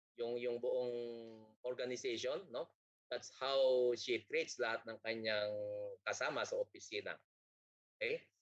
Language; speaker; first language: Filipino; non-native, local second language; Iloko